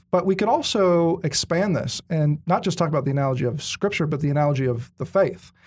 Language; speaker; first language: English; native; English